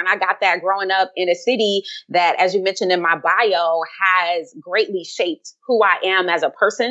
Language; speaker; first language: English; native; English